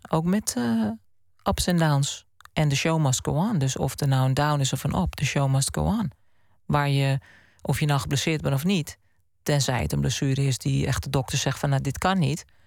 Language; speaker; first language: Dutch; native; Dutch